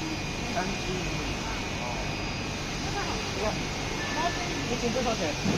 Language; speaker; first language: Chinese; non-native, learner; Bangla